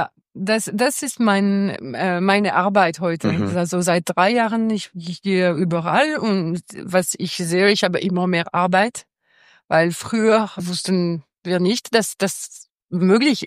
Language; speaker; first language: German; non-native, local second language; French